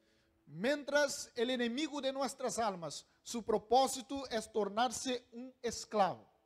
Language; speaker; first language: Spanish; non-native, fluent; Portuguese